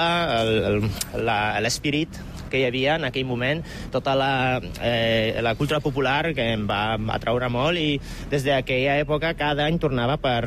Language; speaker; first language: Catalan; non-native, fluent; Polish